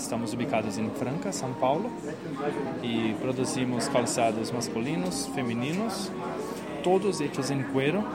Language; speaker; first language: Spanish; non-native, learner; Portuguese